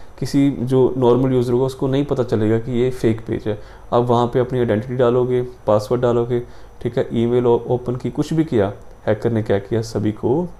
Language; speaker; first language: Hindi; non-native, local second language; Punjabi